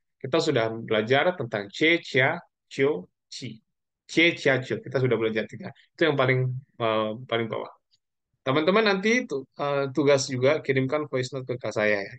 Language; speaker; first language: Indonesian; non-native, local second language; Javanese